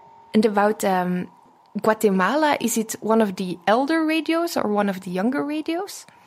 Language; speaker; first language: English; non-native, fluent; Dutch